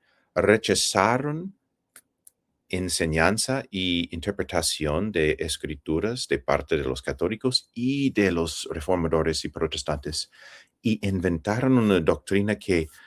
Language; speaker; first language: Spanish; non-native, fluent; English